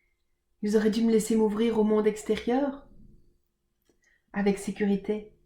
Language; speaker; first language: French; native; French